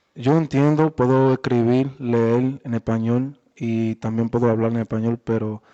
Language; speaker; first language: Spanish; early bilingual, heritage; Spanish